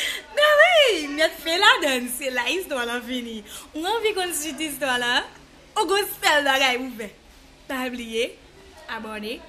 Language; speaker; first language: French; non-native, learner; Haitian Creole